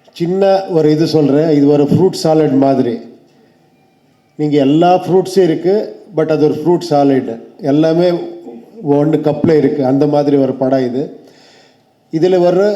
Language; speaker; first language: Tamil; non-native, learner; Kannada